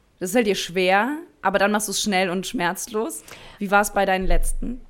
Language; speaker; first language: German; native; German